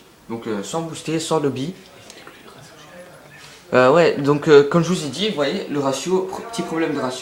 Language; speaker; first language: French; native; French